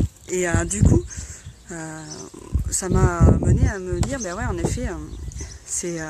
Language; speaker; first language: French; native; French